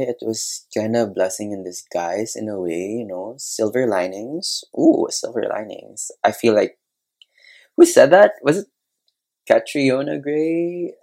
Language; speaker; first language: English; non-native, local second language; Cebuano